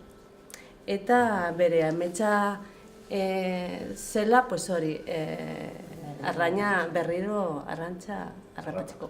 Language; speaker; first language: Basque; non-native, local second language; Spanish